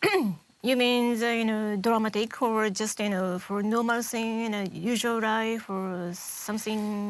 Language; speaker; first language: English; non-native, learner; Japanese